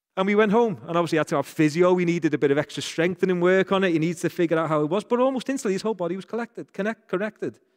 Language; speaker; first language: English; native; English